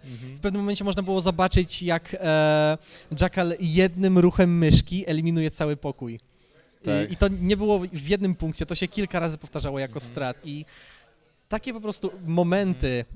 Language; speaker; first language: Polish; native; Polish